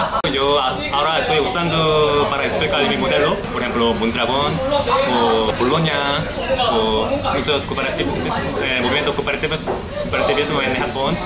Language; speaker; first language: Spanish; non-native, fluent; Korean